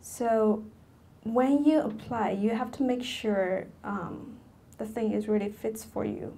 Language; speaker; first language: English; non-native, fluent; Chinese